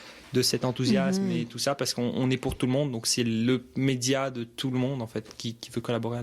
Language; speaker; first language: French; early bilingual, other home language; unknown